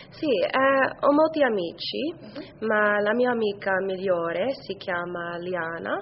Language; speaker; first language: Italian; non-native, learner; English